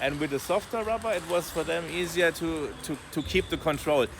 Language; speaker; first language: English; non-native, fluent; German